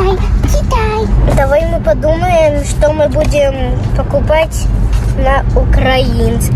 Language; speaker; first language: Russian; early bilingual, heritage; Russian